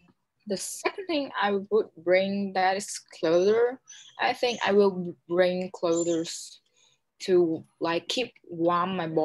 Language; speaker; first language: English; non-native, learner; Vietnamese